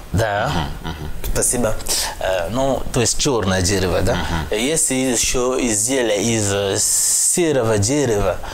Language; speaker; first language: Russian; non-native, fluent; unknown